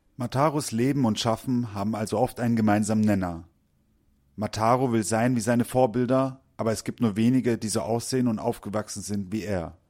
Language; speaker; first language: German; native; German